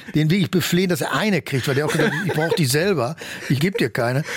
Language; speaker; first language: German; native; German